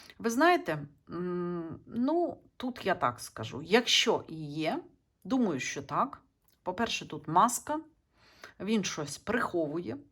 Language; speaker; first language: Ukrainian; non-native, local second language; Russian